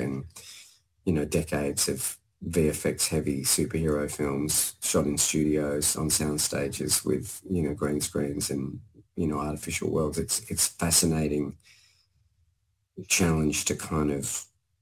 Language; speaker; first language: English; native; English